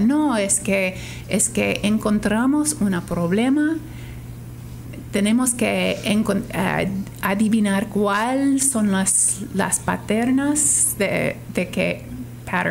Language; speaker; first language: Spanish; non-native, fluent; English